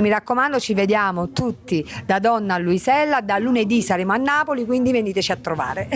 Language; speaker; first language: Italian; native; Italian